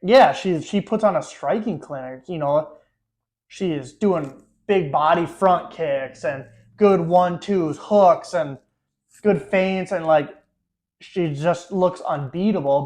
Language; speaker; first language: English; native; English